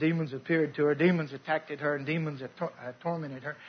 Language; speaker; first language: English; native; English